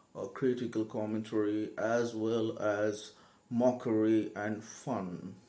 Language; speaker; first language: English; non-native, local second language; Bangla